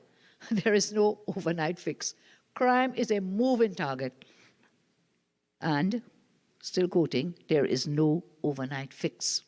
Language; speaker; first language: English; native; English